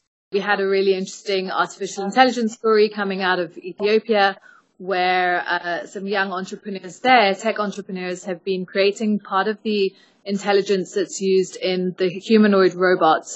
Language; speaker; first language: English; native; English